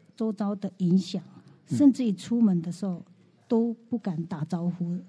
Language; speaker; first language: Chinese; native; Chinese